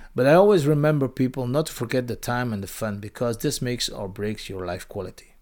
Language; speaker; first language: English; non-native, fluent; Dutch